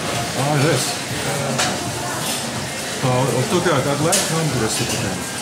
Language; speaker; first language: Slovenian; early bilingual, heritage; Slovenian